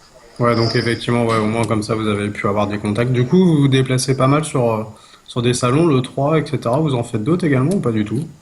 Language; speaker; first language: French; native; French